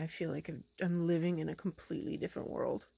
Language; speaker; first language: English; native; English